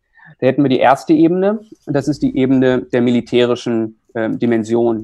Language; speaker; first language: German; native; German